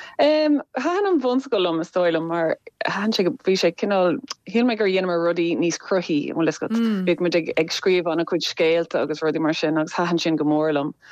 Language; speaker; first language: Irish; native; Irish